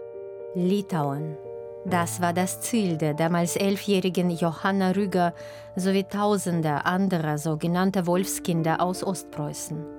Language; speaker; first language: German; native; German